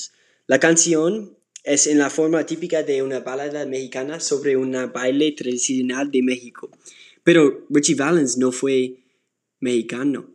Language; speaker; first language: Spanish; non-native, learner; English